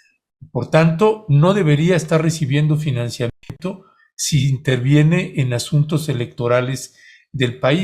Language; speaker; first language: Spanish; native; Spanish